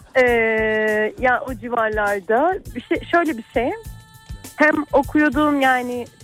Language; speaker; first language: Turkish; native; Turkish